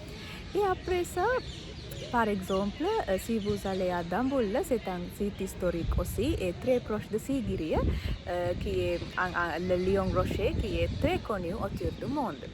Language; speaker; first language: French; non-native, learner; Sinhala